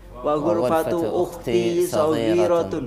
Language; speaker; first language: Arabic; non-native, learner; Indonesian